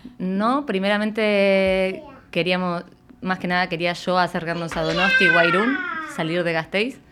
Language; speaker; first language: Spanish; native; Spanish